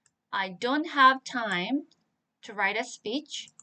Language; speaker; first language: English; non-native, fluent; Korean